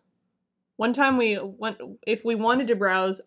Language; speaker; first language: English; native; English